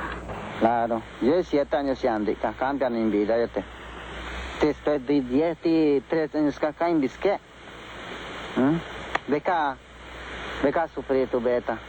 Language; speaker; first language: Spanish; non-native, local second language; Yucateco